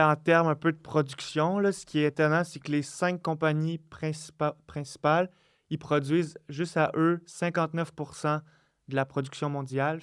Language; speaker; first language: French; native; French